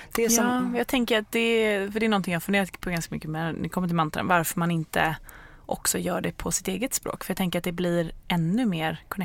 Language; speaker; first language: Swedish; native; Swedish